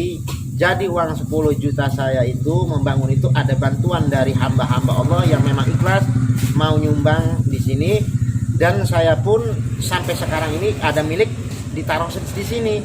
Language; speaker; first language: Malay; non-native, local second language; Javanese